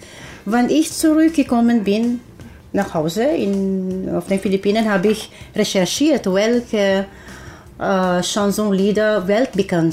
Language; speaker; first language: German; non-native, fluent; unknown